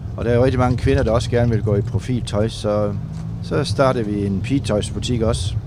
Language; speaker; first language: Danish; native; Danish